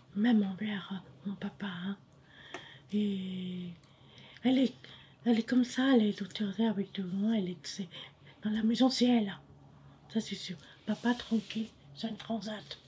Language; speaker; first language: French; non-native, fluent; Khmer